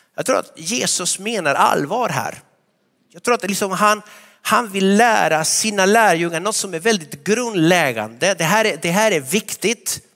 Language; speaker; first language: Swedish; non-native, fluent; Spanish